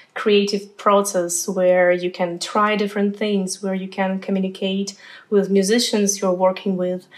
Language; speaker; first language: English; non-native, fluent; Ukrainian